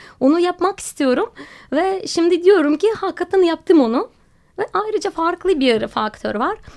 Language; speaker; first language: Turkish; non-native, fluent; Russian